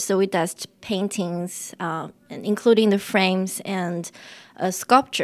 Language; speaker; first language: English; non-native, fluent; Chinese